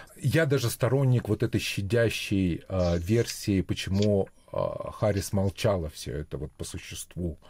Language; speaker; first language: Russian; native; Russian